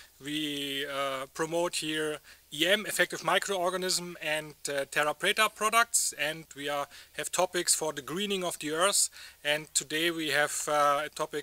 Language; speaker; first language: English; non-native, fluent; German